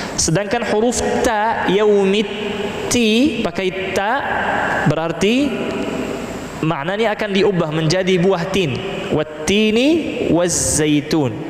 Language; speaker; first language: Malay; non-native, fluent; Arabic